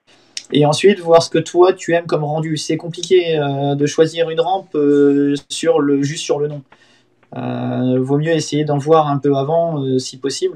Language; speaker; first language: French; native; French